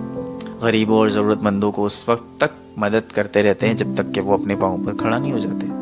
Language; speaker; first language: Urdu; native; Urdu